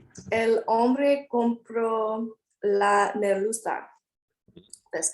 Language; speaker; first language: Spanish; non-native, learner; English